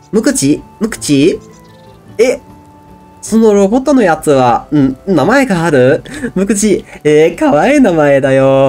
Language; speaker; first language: Japanese; non-native, learner; German